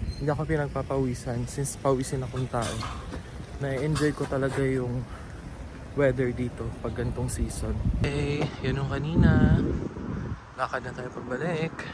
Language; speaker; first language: Filipino; native; Filipino